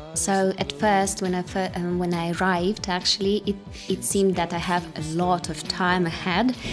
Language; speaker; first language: English; non-native, fluent; Russian